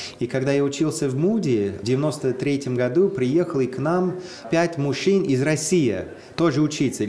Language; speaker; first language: Russian; non-native, fluent; English